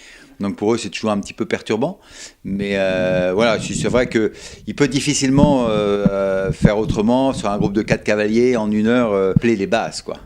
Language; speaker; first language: French; native; French